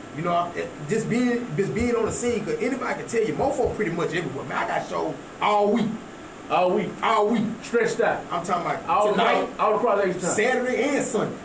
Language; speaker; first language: English; native; English